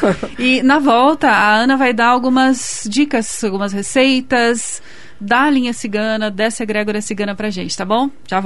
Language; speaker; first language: Portuguese; native; Portuguese